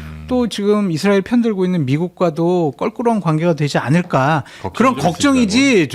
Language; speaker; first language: Korean; native; Korean